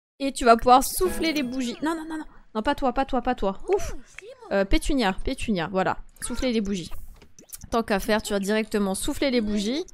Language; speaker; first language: French; early bilingual, other home language; Polish